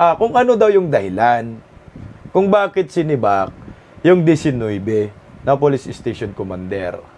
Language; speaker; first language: Filipino; non-native, local second language; Cebuano